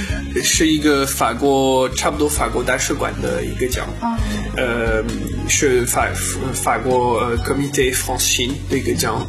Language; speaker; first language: Chinese; non-native, learner; French